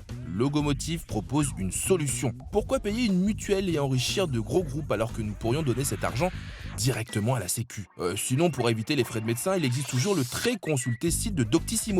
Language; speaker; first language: French; native; French